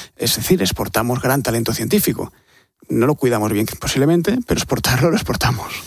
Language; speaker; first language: Spanish; native; Spanish